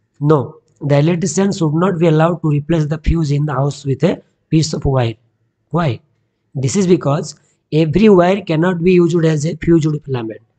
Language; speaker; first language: English; non-native, local second language; Odia